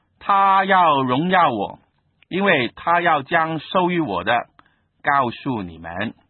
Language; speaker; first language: Chinese; non-native, local second language; Cantonese